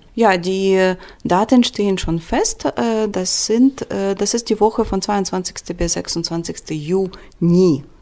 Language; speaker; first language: German; non-native, fluent; Russian